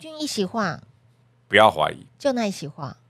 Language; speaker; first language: Chinese; native; Chinese